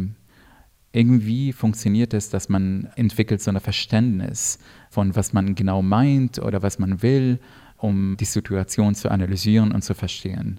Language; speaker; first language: German; non-native, fluent; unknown